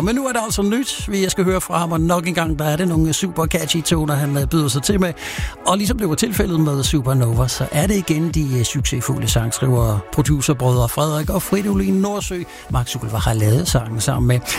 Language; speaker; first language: Danish; native; Danish